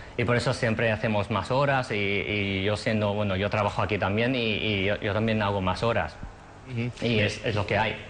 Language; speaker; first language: Spanish; non-native, fluent; Chinese